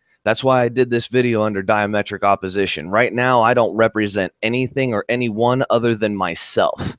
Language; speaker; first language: English; native; English